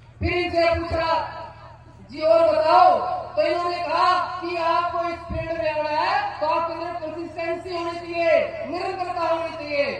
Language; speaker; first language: Hindi; native; Hindi